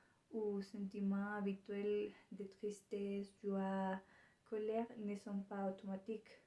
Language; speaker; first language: French; non-native, learner; Spanish